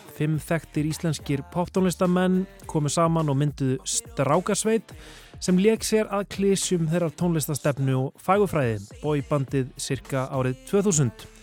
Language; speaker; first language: Icelandic; native; Icelandic